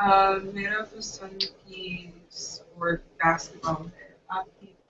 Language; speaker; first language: Hindi; non-native, learner; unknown